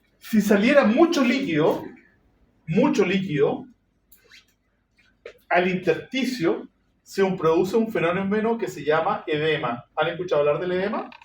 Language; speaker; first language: Spanish; native; Spanish